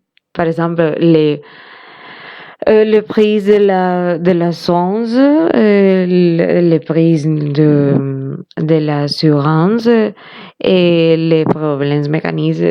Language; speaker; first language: French; non-native, learner; Spanish